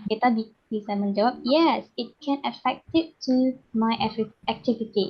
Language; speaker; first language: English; non-native, learner; Indonesian